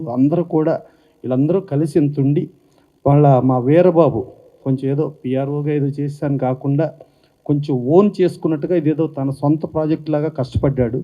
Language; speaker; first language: Telugu; native; Telugu